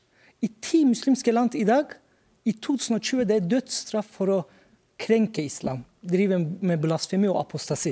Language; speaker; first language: Norwegian; non-native, fluent; Turkish